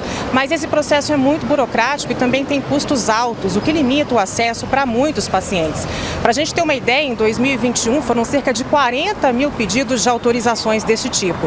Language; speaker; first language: Portuguese; native; Portuguese